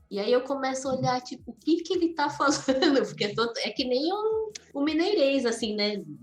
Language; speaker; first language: Portuguese; native; Portuguese